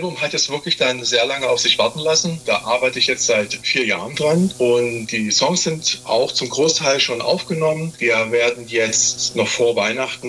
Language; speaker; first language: German; native; German